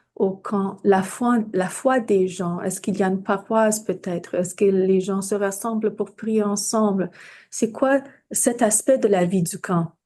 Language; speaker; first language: French; non-native, fluent; English